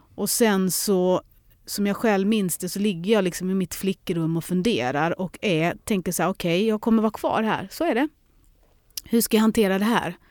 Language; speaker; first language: Swedish; early bilingual, other home language; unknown